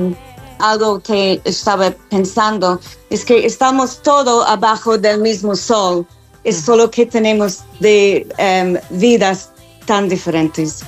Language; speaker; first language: Spanish; non-native, fluent; English